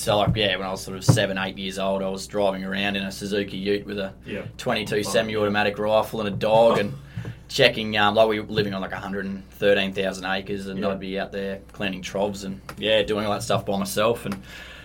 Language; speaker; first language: English; native; English